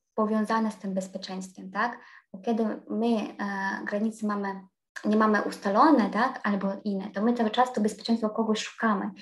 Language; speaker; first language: Polish; non-native, fluent; Ukrainian